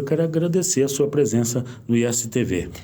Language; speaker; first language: Portuguese; native; Portuguese